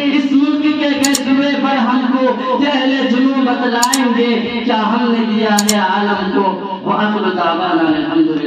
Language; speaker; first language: Urdu; non-native, local second language; Bangla